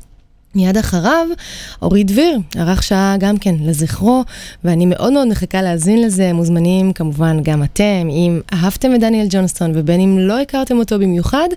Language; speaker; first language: Hebrew; native; Hebrew